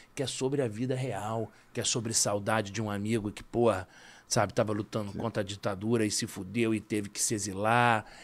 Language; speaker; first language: Portuguese; native; Portuguese